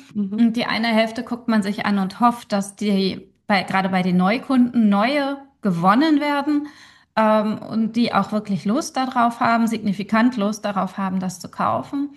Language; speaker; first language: German; native; German